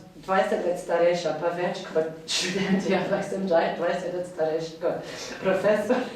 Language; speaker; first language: Slovenian; non-native, fluent; English